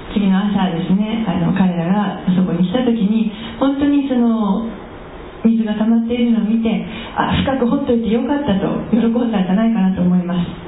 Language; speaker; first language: Japanese; native; Japanese